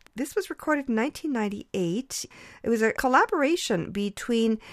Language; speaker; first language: English; early bilingual, other home language; Ukrainian